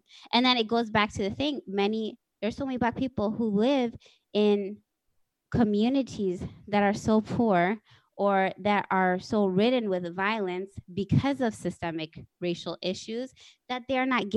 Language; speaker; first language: English; native; English